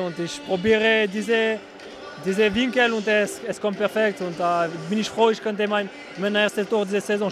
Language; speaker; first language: German; non-native, local second language; French